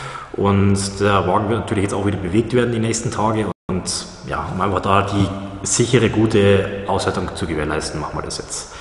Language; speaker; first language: German; native; German